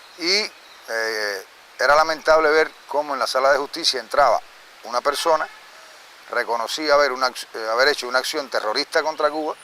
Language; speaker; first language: Spanish; native; Spanish